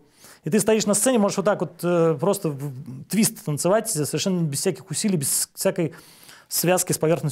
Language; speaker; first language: Russian; native; Russian